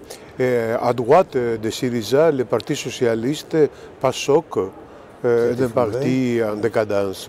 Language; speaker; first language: French; non-native, fluent; Greek